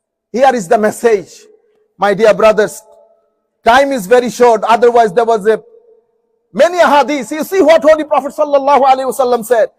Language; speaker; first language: English; non-native, local second language; Bangla